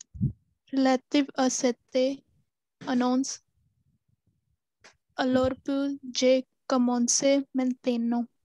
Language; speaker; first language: French; non-native, learner; Hindi